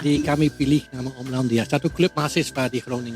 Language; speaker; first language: Indonesian; non-native, fluent; Dutch